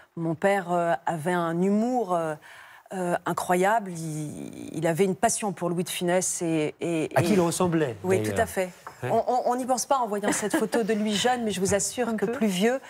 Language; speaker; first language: French; native; French